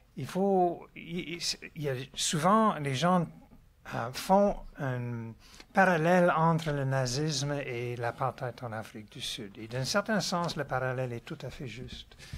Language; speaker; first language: French; non-native, fluent; English